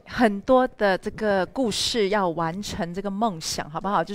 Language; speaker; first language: Chinese; native; Chinese